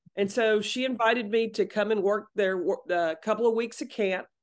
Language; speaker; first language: English; native; English